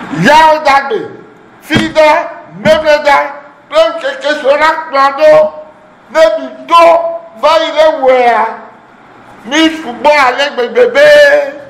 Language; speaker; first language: French; non-native, local second language; Ewe